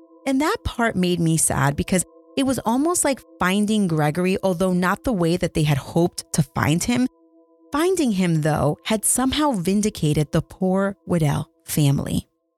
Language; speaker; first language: English; early bilingual, other home language; Spanish